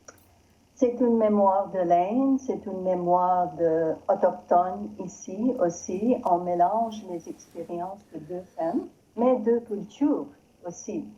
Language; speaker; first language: French; non-native, learner; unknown